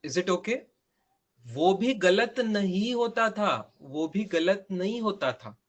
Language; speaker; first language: Hindi; non-native, local second language; Marathi